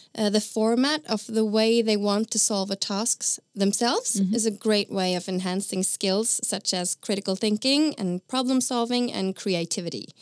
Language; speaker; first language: English; non-native, fluent; Norwegian